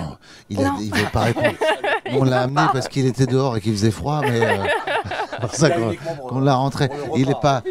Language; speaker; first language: French; native; French